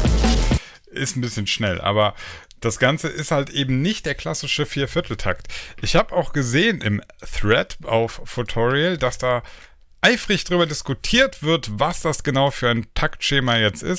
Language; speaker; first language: German; native; German